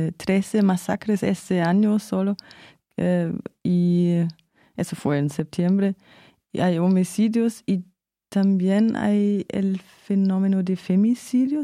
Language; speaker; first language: Spanish; non-native, fluent; German